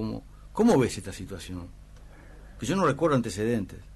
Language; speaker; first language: Spanish; native; Spanish